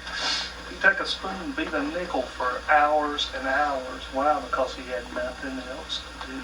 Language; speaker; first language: English; native; English